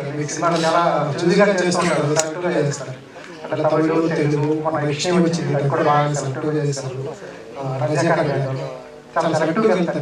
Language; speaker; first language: Telugu; native; Telugu